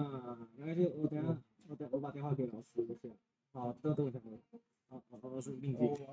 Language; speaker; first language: Chinese; native; Chinese